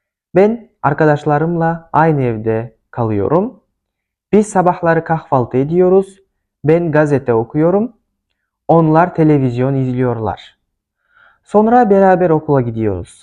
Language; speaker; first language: Turkish; non-native, fluent; Kyrgyz